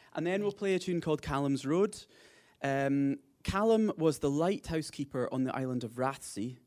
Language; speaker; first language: English; native; English